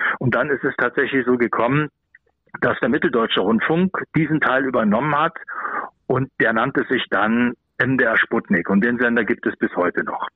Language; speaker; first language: German; native; German